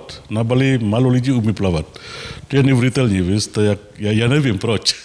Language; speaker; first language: Czech; non-native, learner; Balinese